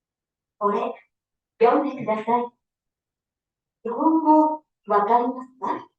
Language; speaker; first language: Japanese; non-native, learner; Indonesian